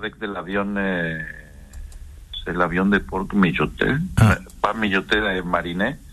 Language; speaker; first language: French; non-native, learner; Spanish